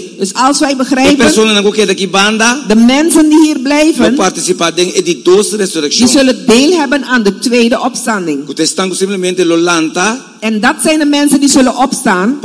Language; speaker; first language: Dutch; non-native, fluent; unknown